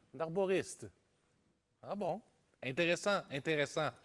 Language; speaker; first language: French; native; French